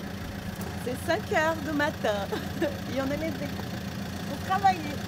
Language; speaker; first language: French; non-native, learner; Portuguese